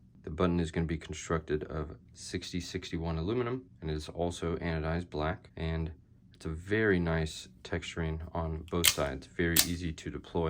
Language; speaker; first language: English; native; English